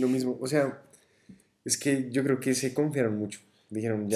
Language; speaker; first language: Spanish; native; Spanish